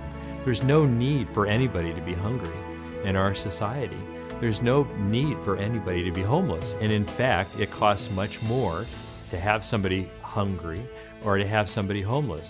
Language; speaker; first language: English; native; English